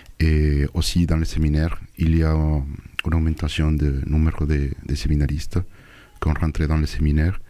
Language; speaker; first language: French; non-native, fluent; Spanish